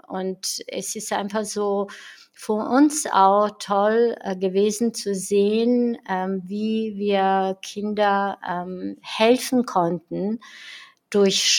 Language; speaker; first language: German; non-native, fluent; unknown